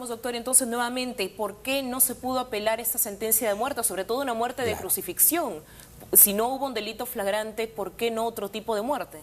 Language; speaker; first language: Spanish; native; Spanish